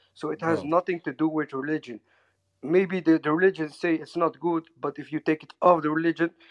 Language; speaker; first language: English; non-native, learner; Dutch